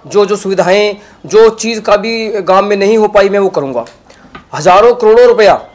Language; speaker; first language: Hindi; native; Hindi